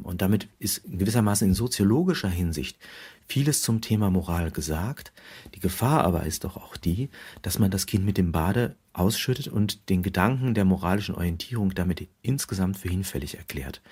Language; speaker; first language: German; native; German